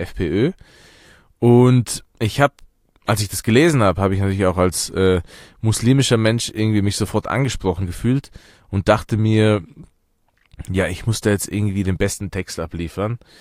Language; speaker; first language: German; early bilingual, other home language; Persian